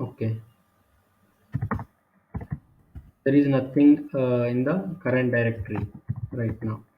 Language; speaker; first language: English; non-native, local second language; Telugu